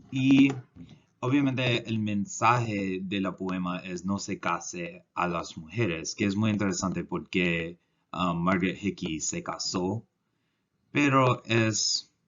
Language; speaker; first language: Spanish; non-native, learner; English